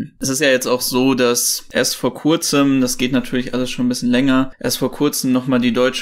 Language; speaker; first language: German; native; German